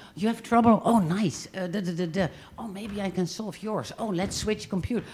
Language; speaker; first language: English; non-native, fluent; Dutch